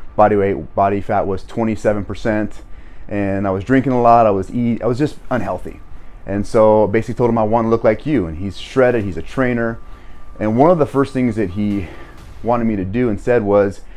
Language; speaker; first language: English; native; English